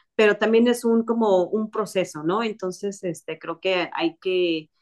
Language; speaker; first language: Spanish; native; Spanish